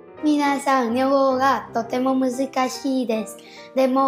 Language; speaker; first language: Japanese; non-native, learner; Vietnamese